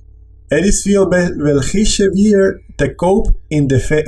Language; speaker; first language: Dutch; non-native, learner; Spanish